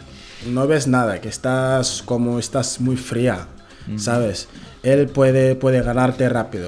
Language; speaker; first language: Spanish; non-native, learner; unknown